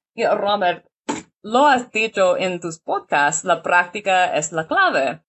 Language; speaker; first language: Spanish; non-native, learner; English